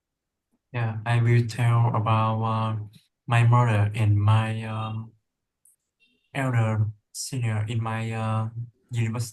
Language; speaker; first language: English; non-native, learner; Vietnamese